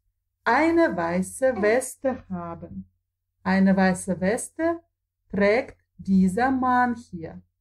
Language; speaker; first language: German; non-native, fluent; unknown